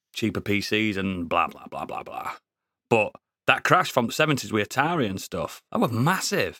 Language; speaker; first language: English; native; English